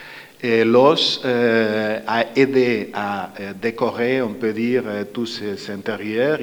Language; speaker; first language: French; non-native, fluent; Spanish